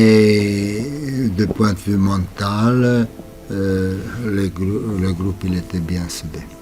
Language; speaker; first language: French; non-native, fluent; Romanian